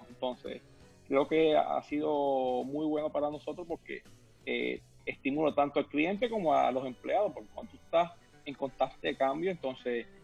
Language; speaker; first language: Spanish; native; Spanish